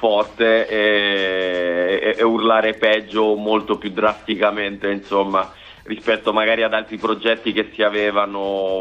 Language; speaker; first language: Italian; native; Italian